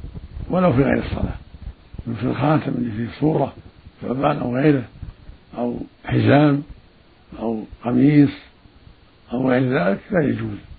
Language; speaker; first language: Arabic; native; Arabic